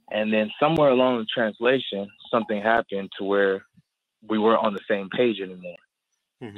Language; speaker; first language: English; native; English